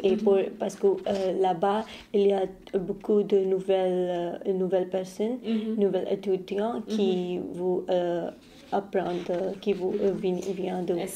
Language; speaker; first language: French; non-native, learner; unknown